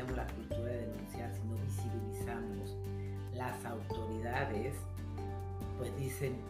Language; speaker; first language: Spanish; native; Spanish